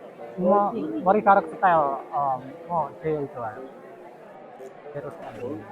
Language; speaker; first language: Korean; non-native, learner; Indonesian